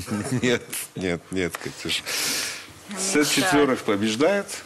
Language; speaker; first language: Russian; native; Russian